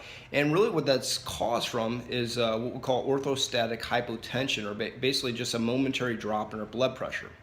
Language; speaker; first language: English; native; English